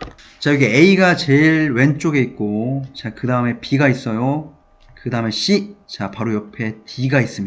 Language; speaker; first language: Korean; native; Korean